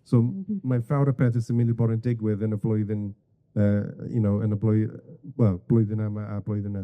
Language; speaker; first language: Welsh; non-native, fluent; English